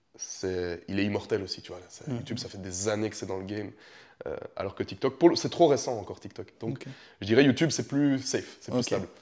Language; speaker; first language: French; early bilingual, other home language; Romanian